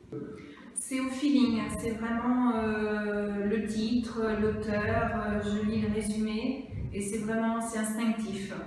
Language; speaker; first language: French; non-native, fluent; Italian